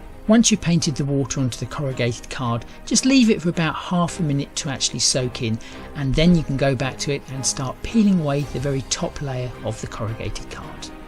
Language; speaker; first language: English; native; English